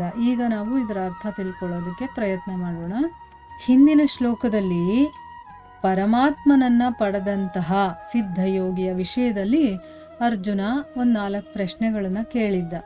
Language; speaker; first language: Kannada; native; Kannada